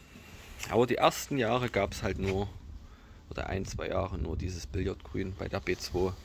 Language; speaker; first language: German; native; German